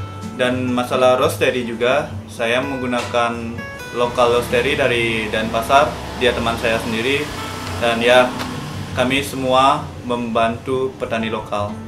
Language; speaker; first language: Indonesian; non-native, local second language; Balinese